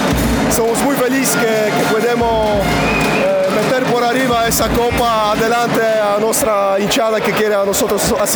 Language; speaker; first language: Spanish; non-native, learner; Polish